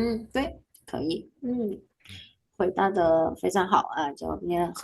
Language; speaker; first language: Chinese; non-native, fluent; Indonesian